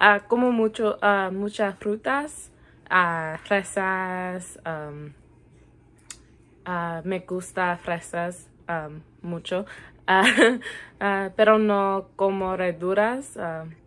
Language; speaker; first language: Spanish; non-native, learner; English